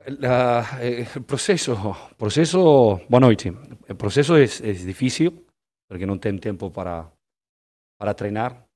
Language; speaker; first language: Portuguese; non-native, fluent; Spanish